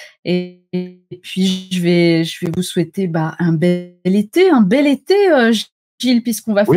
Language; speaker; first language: French; native; French